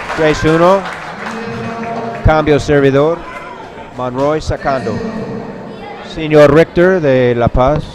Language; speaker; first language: Spanish; non-native, learner; English